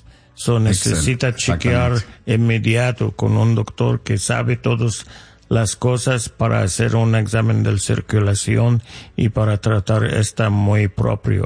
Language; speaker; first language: Spanish; non-native, learner; English